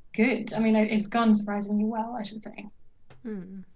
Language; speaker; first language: English; non-native, fluent; Norwegian